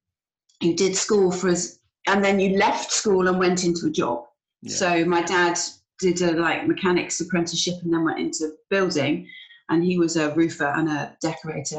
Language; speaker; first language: English; native; English